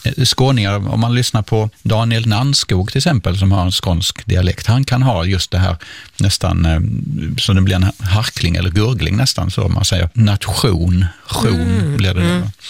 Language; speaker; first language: Swedish; native; Swedish